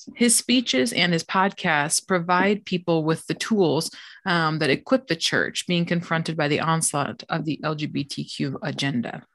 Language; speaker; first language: English; native; English